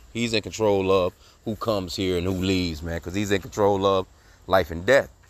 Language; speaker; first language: English; native; English